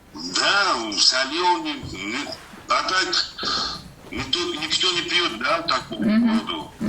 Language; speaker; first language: Russian; non-native, learner; Uzbek